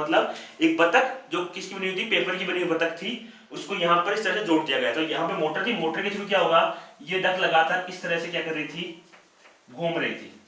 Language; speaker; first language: Hindi; native; Hindi